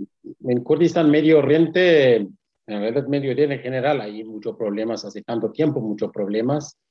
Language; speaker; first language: Spanish; non-native, learner; Kurdish